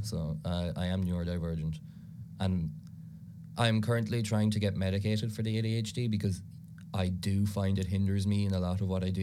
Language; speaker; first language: English; non-native, local second language; Irish